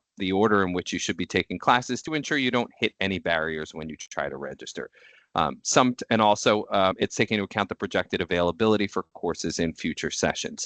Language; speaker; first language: English; native; English